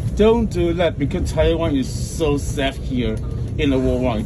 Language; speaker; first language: English; non-native, learner; Chinese